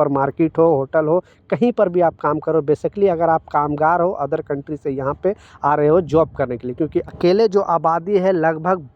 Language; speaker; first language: Hindi; native; Hindi